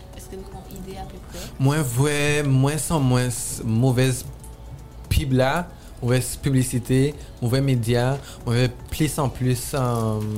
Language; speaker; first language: Haitian Creole; early bilingual, heritage; French